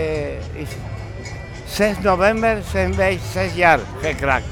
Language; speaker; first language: Dutch; non-native, learner; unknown